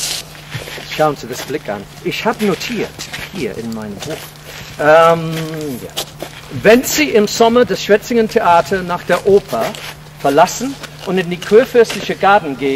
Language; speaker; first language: German; non-native, fluent; English